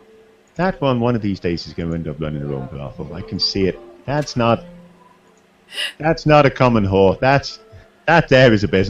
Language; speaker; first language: English; native; English